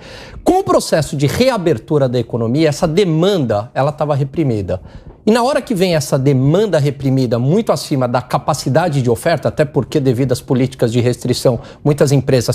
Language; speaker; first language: Portuguese; native; Portuguese